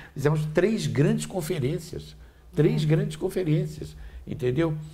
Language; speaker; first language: Portuguese; native; Portuguese